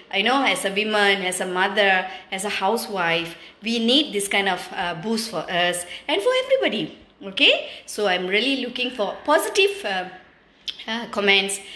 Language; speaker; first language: English; non-native, local second language; Tamil